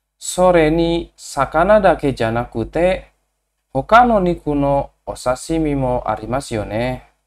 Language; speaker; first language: Japanese; non-native, fluent; Indonesian